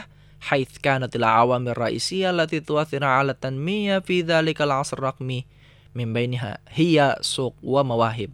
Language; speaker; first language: Arabic; non-native, fluent; Indonesian